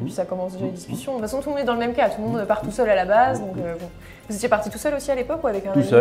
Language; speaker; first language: French; native; French